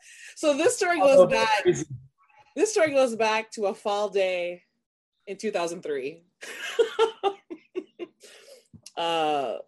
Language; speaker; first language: English; native; English